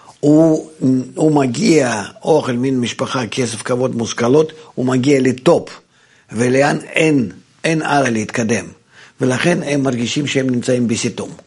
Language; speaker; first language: Hebrew; non-native, fluent; Russian